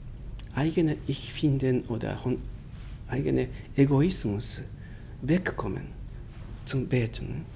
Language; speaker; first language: German; non-native, learner; Japanese